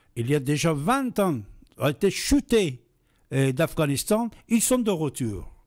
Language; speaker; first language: French; non-native, fluent; Persian